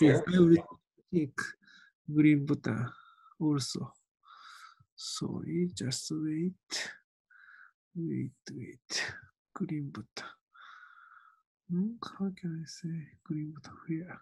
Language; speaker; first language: English; non-native, learner; Japanese